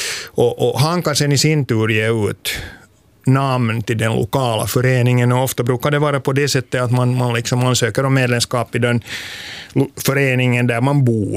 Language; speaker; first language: Swedish; native; Swedish